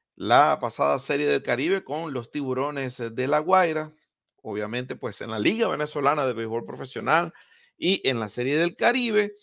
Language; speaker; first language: Spanish; native; Spanish